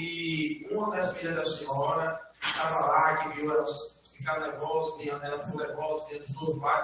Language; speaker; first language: Portuguese; native; Portuguese